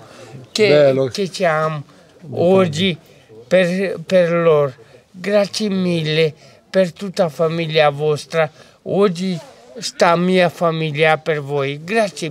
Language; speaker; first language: Italian; non-native, learner; Romanian